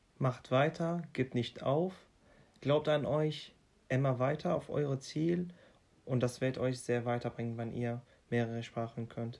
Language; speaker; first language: German; non-native, fluent; Arabic